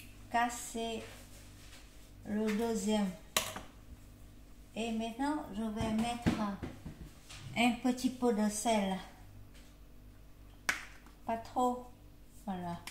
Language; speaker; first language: French; non-native, learner; Vietnamese